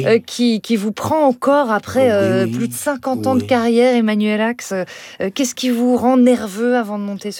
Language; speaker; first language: French; native; French